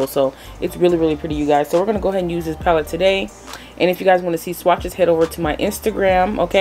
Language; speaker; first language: English; native; English